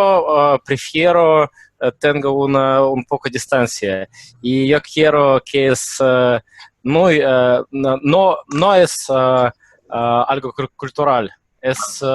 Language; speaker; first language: Spanish; non-native, learner; Russian